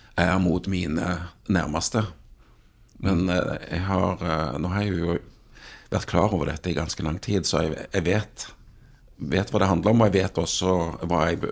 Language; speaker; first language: Norwegian; native; Norwegian